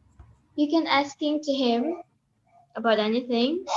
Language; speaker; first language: English; non-native, learner; Indonesian